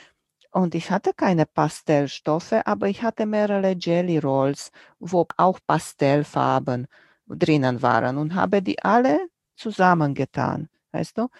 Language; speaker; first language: German; non-native, fluent; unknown